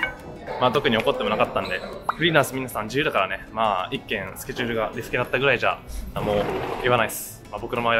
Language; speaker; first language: Japanese; native; Japanese